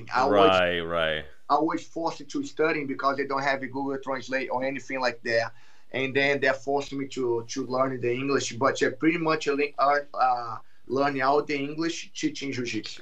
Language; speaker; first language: English; non-native, learner; Portuguese